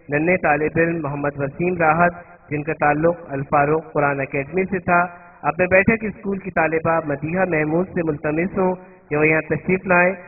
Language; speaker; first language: Urdu; native; Urdu